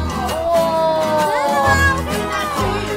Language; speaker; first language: Chinese; native; Chinese